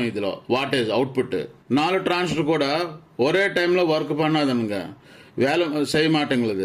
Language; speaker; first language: Tamil; non-native, local second language; Telugu